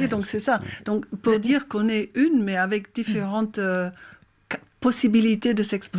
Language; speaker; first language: French; non-native, fluent; German